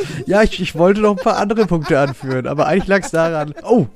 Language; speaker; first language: German; native; German